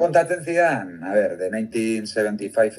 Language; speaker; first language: Basque; native; Basque